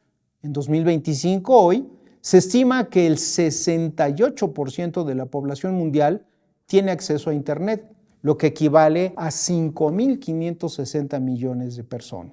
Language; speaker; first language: Spanish; native; Spanish